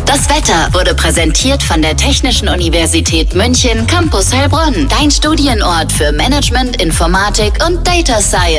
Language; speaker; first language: German; native; German